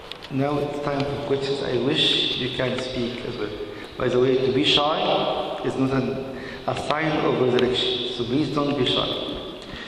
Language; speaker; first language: English; non-native, fluent; Arabic